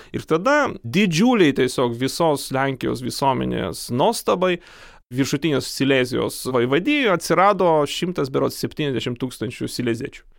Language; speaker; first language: Lithuanian; non-native, local second language; Polish